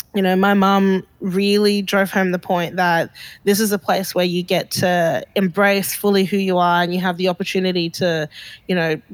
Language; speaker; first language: English; early bilingual, other home language; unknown